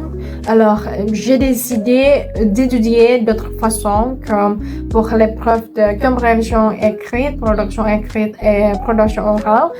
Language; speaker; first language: French; non-native, learner; Indonesian